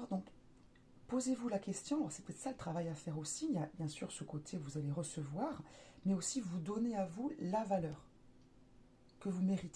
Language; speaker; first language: French; native; French